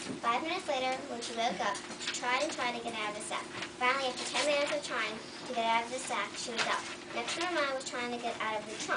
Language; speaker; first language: English; native; English